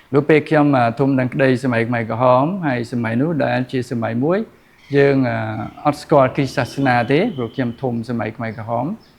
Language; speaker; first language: Khmer; native; Khmer